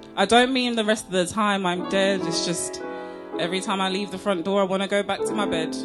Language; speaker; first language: English; native; English